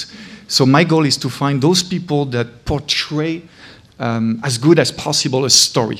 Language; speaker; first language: English; non-native, fluent; French